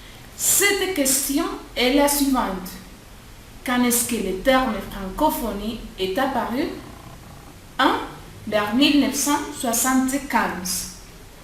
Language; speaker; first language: French; non-native, learner; Spanish